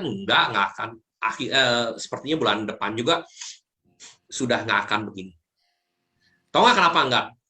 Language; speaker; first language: Indonesian; native; Indonesian